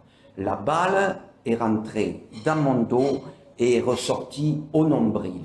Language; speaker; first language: French; native; French